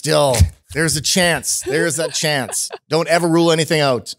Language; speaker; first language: English; native; English